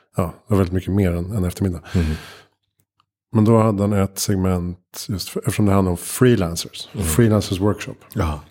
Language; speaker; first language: Swedish; native; Swedish